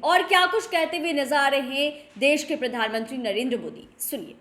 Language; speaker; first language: Hindi; native; Hindi